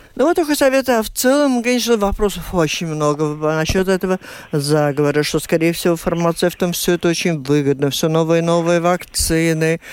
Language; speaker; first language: Russian; native; Russian